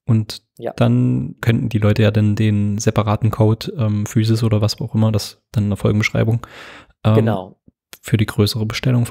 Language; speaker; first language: German; native; German